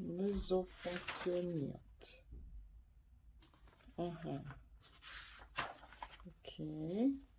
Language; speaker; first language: German; non-native, learner; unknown